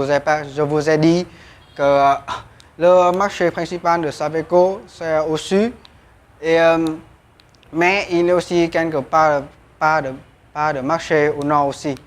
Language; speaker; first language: French; non-native, learner; Vietnamese